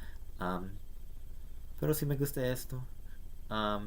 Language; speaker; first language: Spanish; non-native, learner; English